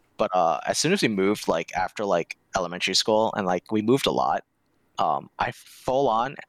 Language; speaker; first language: English; early bilingual, other home language; Korean